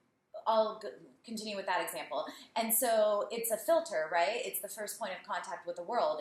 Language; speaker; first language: English; native; English